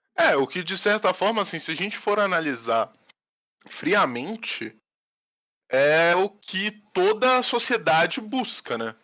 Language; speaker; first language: Portuguese; native; Portuguese